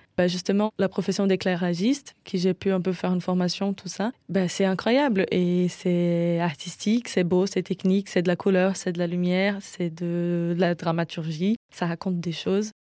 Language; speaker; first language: French; non-native, fluent; Portuguese